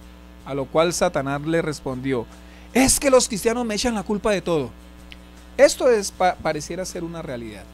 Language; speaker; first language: Spanish; native; Spanish